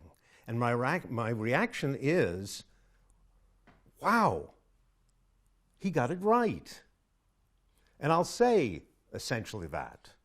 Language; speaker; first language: English; native; English